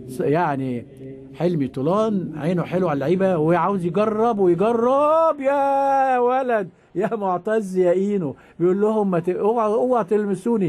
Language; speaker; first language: Arabic; native; Arabic